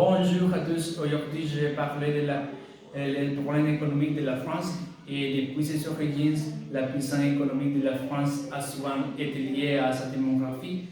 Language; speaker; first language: French; non-native, learner; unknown